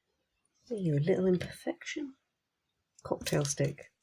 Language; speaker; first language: English; native; English